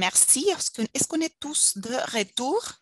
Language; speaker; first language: French; non-native, fluent; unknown